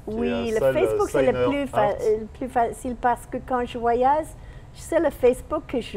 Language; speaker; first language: French; non-native, fluent; English